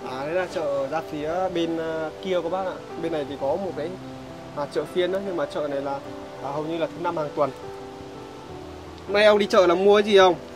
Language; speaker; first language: Vietnamese; native; Vietnamese